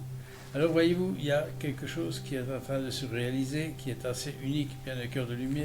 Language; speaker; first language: French; native; French